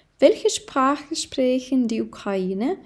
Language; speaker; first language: German; non-native, fluent; Ukrainian